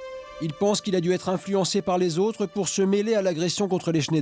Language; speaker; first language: French; native; French